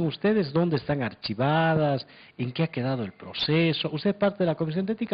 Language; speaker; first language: Spanish; native; Spanish